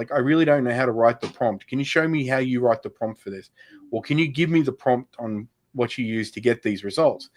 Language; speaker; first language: English; native; English